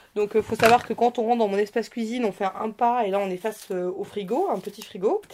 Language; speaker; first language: French; native; French